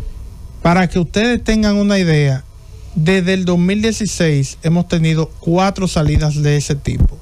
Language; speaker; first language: Spanish; native; Spanish